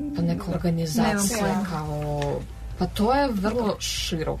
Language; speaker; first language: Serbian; non-native, learner; Russian